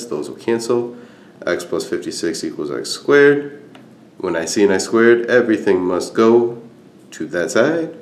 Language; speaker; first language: English; native; English